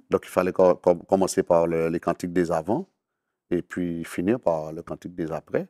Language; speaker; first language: French; native; French